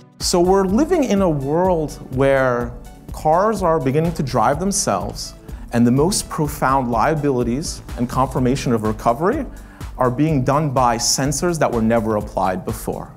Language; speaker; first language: English; native; English